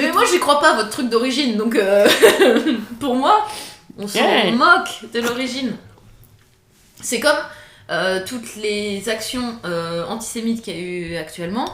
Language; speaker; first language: French; native; French